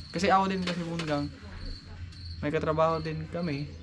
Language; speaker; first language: Filipino; non-native, local second language; Cebuano